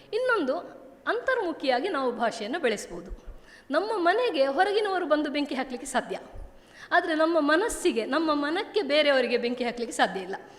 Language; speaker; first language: Kannada; native; Kannada